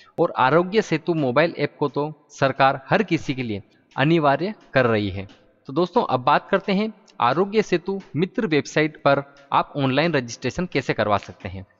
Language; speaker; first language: Hindi; native; Hindi